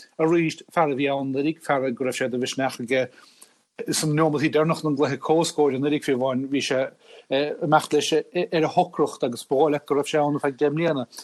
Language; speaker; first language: Irish; native; Irish